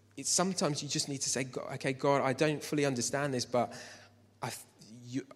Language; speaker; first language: English; native; English